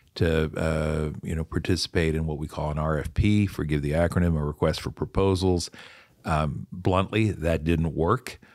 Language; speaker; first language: English; native; English